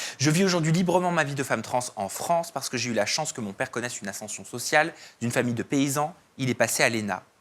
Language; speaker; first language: French; native; French